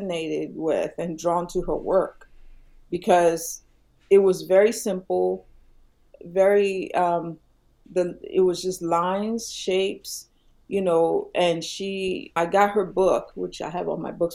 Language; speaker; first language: English; non-native, local second language; Yoruba